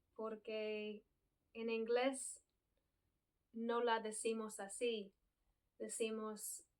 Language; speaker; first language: Spanish; non-native, fluent; English